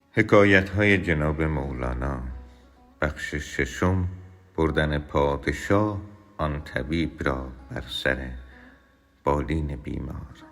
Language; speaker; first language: Persian; native; Persian